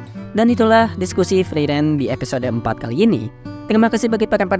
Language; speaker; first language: Indonesian; native; Indonesian